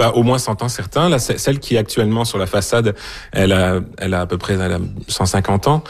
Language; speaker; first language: French; native; French